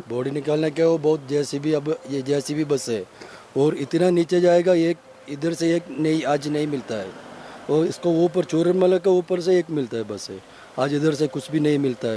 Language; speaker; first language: Hindi; non-native, local second language; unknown